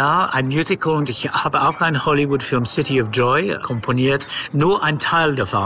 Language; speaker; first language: German; non-native, fluent; English